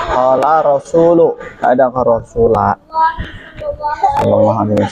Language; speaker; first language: Indonesian; native; Indonesian